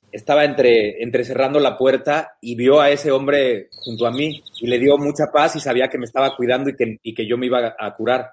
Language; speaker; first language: Spanish; native; Spanish